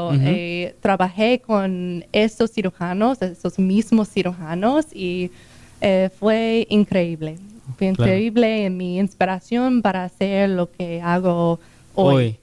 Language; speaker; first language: Spanish; non-native, learner; English